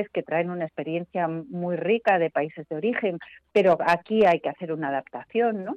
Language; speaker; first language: Spanish; native; Spanish